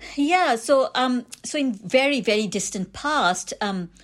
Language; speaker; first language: English; non-native, local second language; Hindi